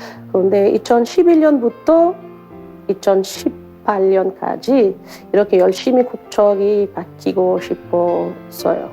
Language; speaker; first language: Korean; non-native, learner; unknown